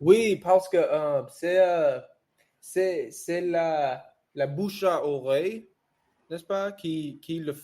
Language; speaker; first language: French; non-native, learner; English